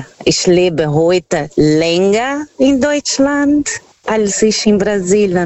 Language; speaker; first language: German; non-native, fluent; Portuguese